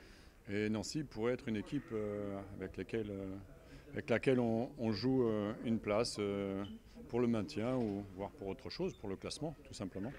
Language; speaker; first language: French; native; French